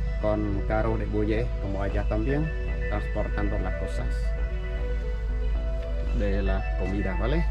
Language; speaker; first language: Spanish; non-native, fluent; Khmer